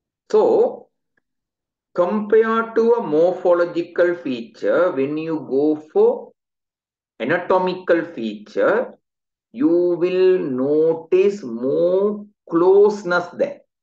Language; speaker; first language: English; non-native, local second language; Tamil